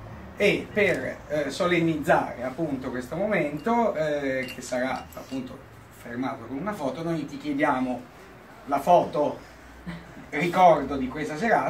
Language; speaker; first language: Italian; native; Italian